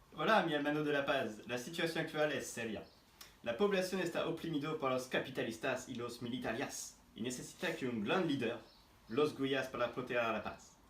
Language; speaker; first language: Spanish; non-native, learner; French